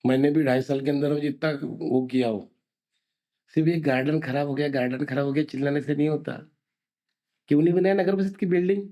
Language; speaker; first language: Hindi; non-native, local second language; Marathi